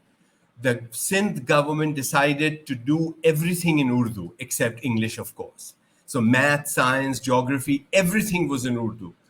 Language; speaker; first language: English; non-native, local second language; Urdu